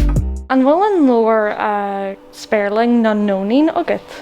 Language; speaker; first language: Irish; non-native, local second language; English